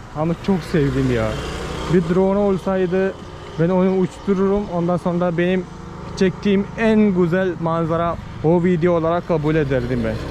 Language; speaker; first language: Turkish; non-native, fluent; Malayalam